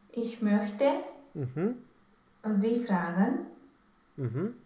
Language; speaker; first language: German; non-native, learner; Romanian